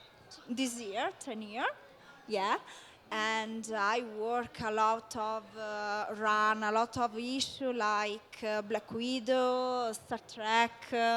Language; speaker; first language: English; non-native, learner; Italian